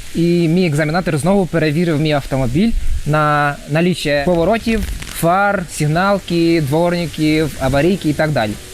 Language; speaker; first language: Ukrainian; native; Ukrainian